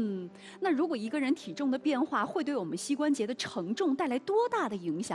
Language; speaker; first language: Chinese; native; Chinese